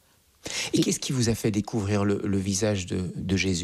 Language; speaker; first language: French; native; French